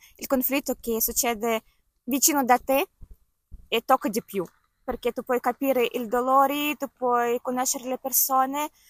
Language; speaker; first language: Italian; non-native, fluent; Ukrainian